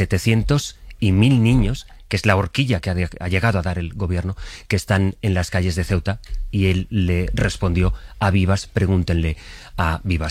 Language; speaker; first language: Spanish; native; Spanish